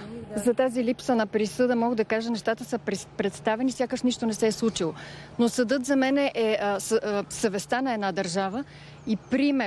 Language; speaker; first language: Bulgarian; native; Bulgarian